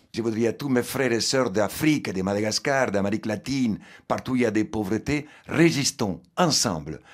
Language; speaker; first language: French; non-native, fluent; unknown